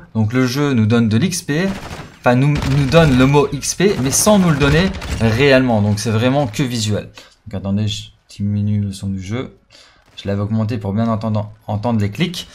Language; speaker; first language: French; native; French